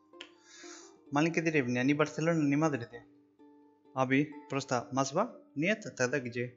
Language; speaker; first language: Russian; non-native, learner; Spanish